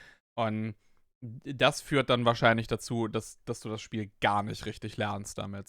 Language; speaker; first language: German; native; German